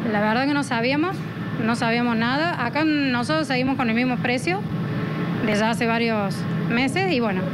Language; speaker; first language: Spanish; native; Spanish